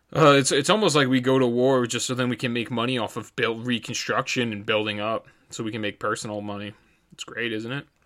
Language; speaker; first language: English; native; English